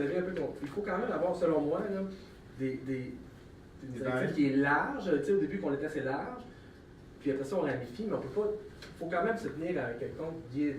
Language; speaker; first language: French; native; French